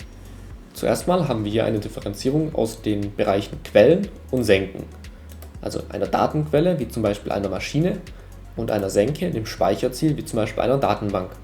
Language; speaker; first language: German; native; German